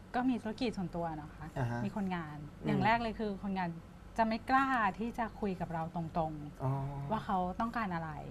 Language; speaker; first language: Thai; native; Thai